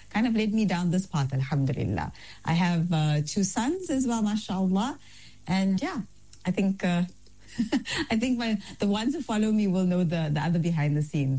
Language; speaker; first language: English; native; English